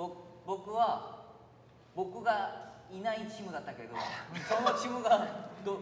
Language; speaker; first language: Japanese; non-native, learner; Korean